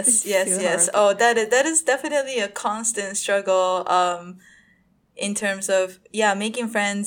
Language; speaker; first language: English; non-native, fluent; Japanese